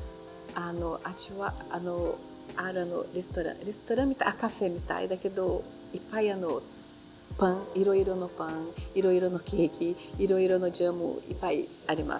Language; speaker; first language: Japanese; non-native, learner; Portuguese